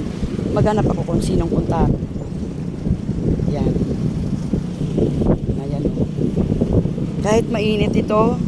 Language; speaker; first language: Filipino; non-native, local second language; Hiligaynon